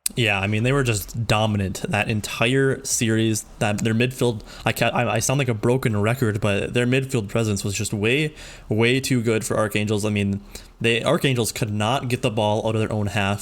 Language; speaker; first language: English; native; English